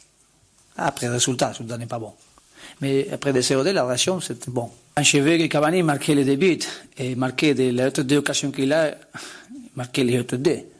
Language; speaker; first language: French; non-native, learner; Spanish